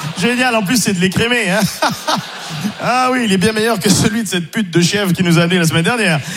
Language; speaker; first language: French; non-native, local second language; Haitian Creole